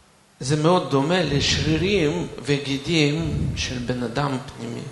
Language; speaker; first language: Hebrew; non-native, fluent; Russian